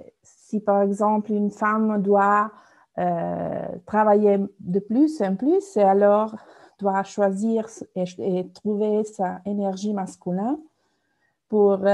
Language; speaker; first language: French; non-native, fluent; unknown